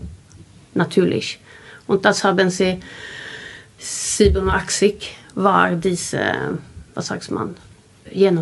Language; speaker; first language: German; non-native, learner; Swedish